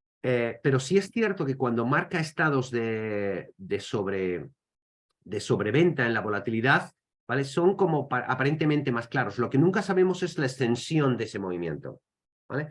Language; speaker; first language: Spanish; native; Spanish